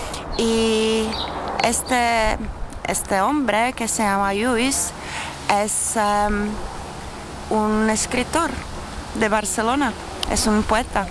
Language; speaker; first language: Spanish; non-native, fluent; Czech